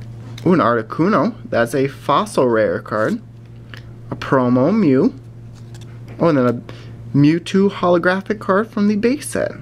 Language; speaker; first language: English; native; English